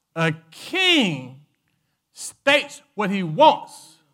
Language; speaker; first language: English; native; English